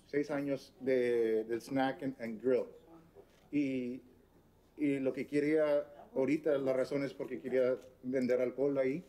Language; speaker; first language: Spanish; early bilingual, other home language; English